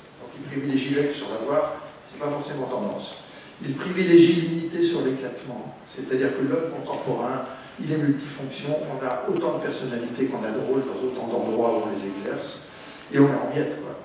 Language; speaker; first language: French; native; French